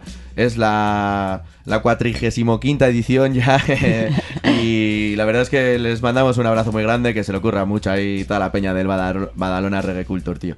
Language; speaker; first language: Spanish; native; Spanish